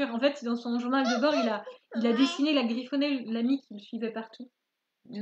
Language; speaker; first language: French; native; French